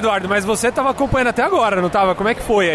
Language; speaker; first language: Portuguese; native; Portuguese